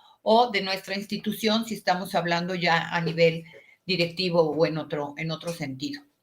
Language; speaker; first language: Spanish; native; Spanish